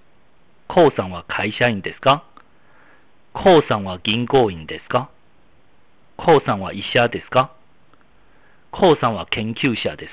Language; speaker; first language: Japanese; non-native, fluent; Chinese